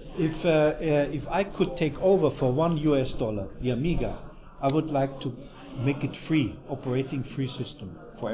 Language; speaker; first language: English; non-native, fluent; German